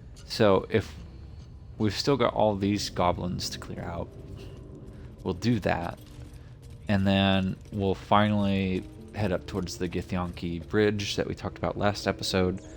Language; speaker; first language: English; native; English